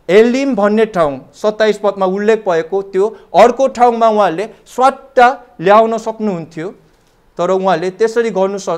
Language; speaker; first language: Nepali; non-native, fluent; Korean